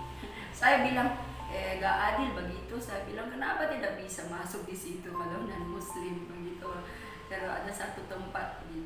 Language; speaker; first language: Indonesian; non-native, fluent; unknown